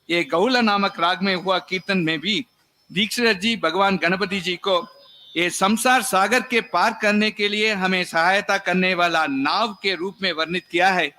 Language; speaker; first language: Hindi; non-native, local second language; Tamil